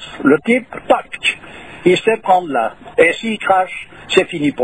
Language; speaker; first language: French; native; French